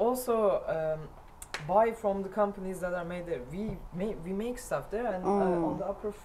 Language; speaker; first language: English; non-native, local second language; Turkish